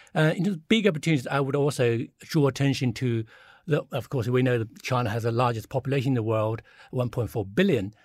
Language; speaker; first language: English; early bilingual, other home language; Chinese